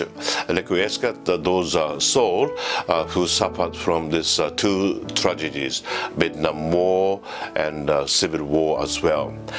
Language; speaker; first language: English; non-native, fluent; Japanese